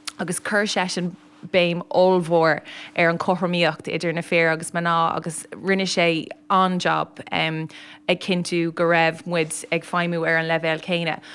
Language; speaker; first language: Irish; non-native, local second language; English